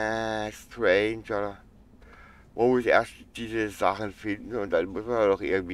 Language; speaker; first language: German; native; German